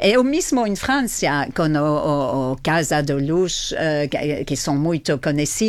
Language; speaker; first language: Portuguese; non-native, fluent; French